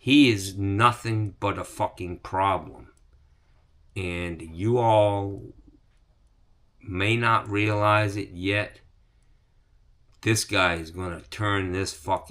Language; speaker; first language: English; native; English